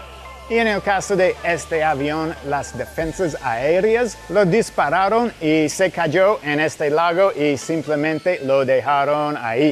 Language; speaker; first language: Spanish; non-native, fluent; English